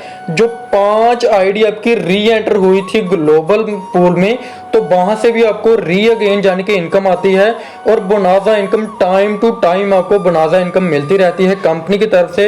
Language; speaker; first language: Hindi; native; Hindi